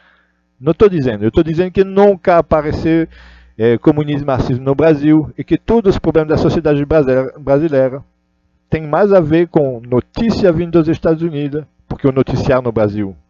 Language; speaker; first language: Portuguese; non-native, learner; Russian